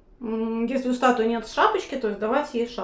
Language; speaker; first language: Russian; native; Russian